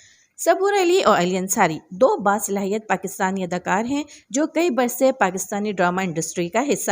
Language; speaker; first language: Urdu; native; Urdu